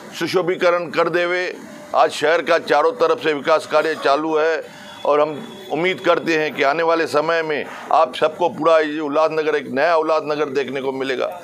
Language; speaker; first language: Hindi; non-native, local second language; Sindhi